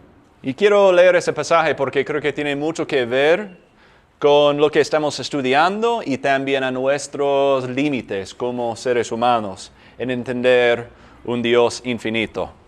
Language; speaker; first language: Spanish; non-native, fluent; English